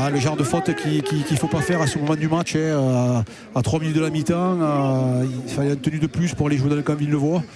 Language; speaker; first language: French; native; French